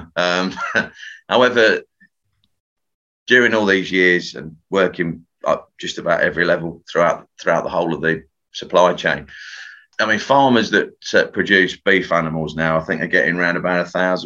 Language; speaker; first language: English; native; English